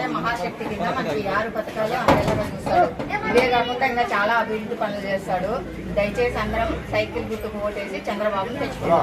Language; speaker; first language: Telugu; native; Telugu